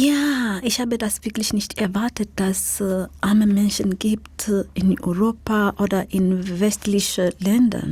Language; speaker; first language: German; non-native, learner; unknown